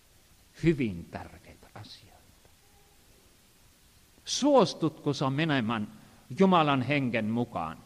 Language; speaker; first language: Finnish; non-native, fluent; Estonian